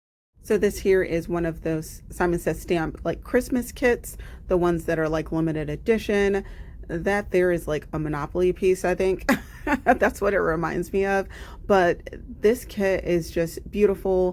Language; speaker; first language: English; native; English